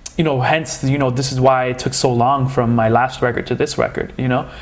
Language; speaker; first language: English; early bilingual, other home language; Portuguese